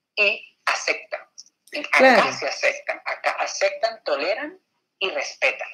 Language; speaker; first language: Spanish; native; Spanish